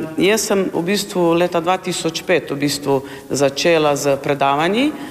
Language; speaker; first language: Slovenian; non-native, local second language; Romany